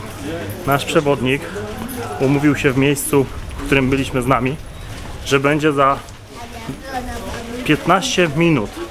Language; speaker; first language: Polish; native; Polish